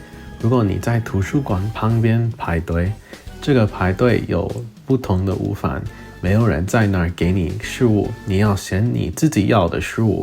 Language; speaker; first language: Chinese; non-native, learner; English